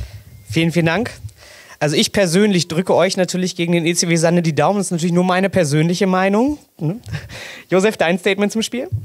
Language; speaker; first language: German; native; German